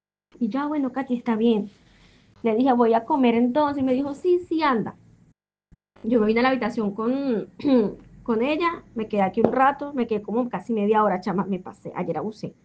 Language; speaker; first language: Spanish; native; Spanish